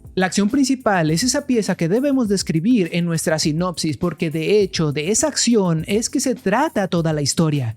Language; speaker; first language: Spanish; native; Spanish